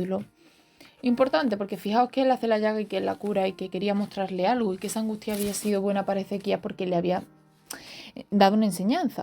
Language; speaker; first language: Spanish; native; Spanish